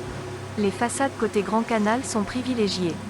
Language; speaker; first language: French; native; French